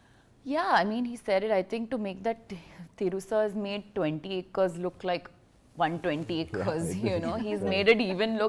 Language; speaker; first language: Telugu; non-native, learner; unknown